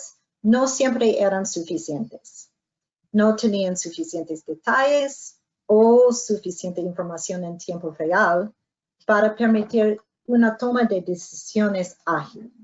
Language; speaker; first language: Spanish; non-native, fluent; English